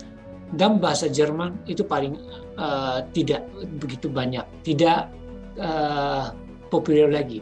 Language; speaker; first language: Indonesian; non-native, fluent; Japanese